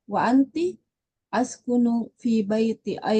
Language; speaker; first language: Arabic; non-native, learner; Indonesian